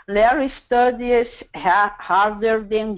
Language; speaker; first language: English; non-native, learner; Portuguese